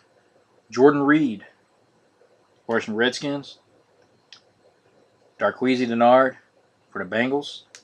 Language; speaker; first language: English; native; English